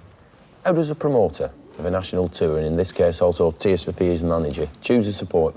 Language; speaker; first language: English; native; English